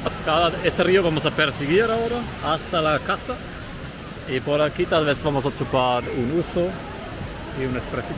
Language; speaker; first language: Spanish; non-native, fluent; German